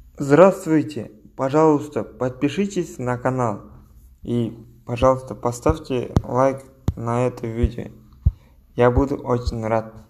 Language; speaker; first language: Russian; non-native, local second language; Kazakh